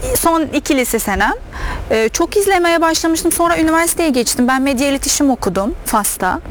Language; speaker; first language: Turkish; non-native, fluent; Arabic